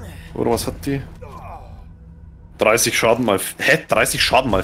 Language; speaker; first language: German; native; German